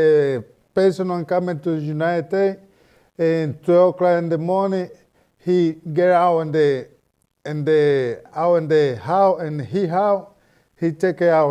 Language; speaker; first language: English; non-native, learner; Spanish